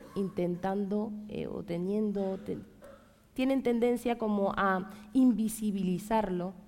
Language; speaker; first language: Spanish; native; Spanish